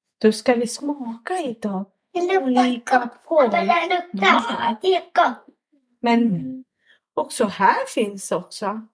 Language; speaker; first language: Swedish; non-native, learner; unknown